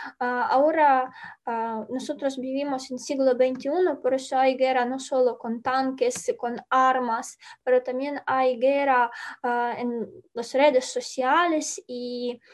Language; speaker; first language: Spanish; non-native, learner; Ukrainian